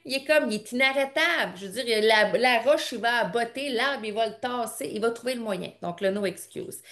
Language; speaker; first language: French; native; French